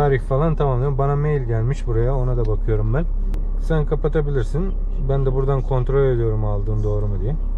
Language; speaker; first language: Turkish; early bilingual, heritage; Turkish